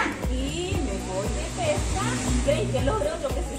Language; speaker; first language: Spanish; native; Spanish